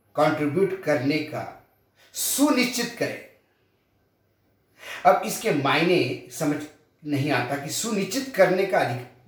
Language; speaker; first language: Hindi; non-native, local second language; Marathi